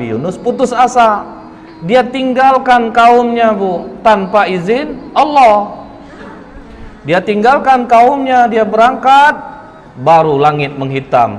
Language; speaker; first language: Indonesian; native; Indonesian